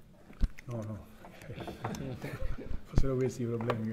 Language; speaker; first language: Italian; native; Italian